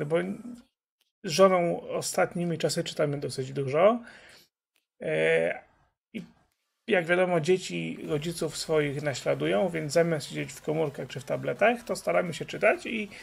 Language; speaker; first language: Polish; native; Polish